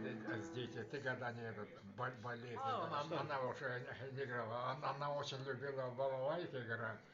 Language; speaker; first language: Russian; non-native, local second language; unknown